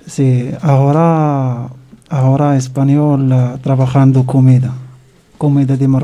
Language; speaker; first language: Spanish; non-native, learner; Arabic